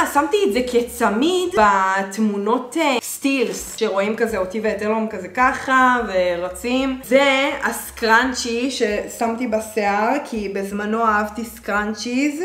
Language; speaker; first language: Hebrew; native; Hebrew